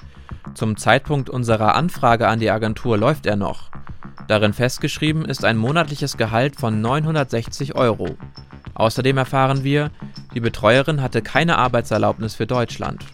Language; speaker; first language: German; native; German